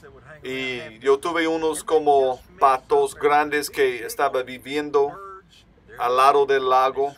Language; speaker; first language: Spanish; non-native, learner; English